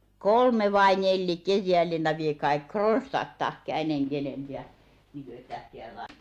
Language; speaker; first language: Finnish; non-native, local second language; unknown